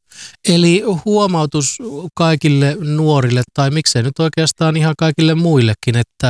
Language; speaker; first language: Finnish; native; Finnish